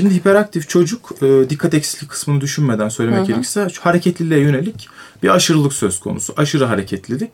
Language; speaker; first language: Turkish; native; Turkish